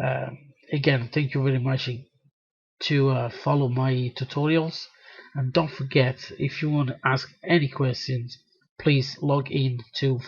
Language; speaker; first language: English; non-native, fluent; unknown